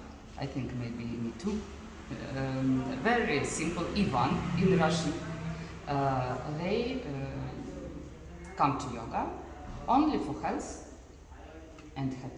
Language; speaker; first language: English; non-native, learner; Russian